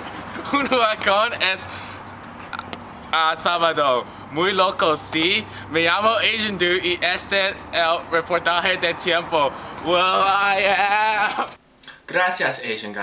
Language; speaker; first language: Spanish; non-native, learner; English